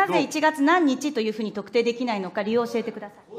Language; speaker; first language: Japanese; native; Japanese